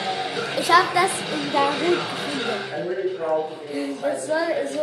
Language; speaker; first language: German; non-native, learner; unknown